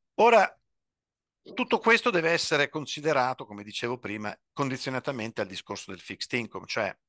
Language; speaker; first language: Italian; native; Italian